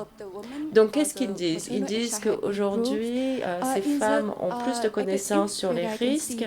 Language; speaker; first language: French; non-native, fluent; Vietnamese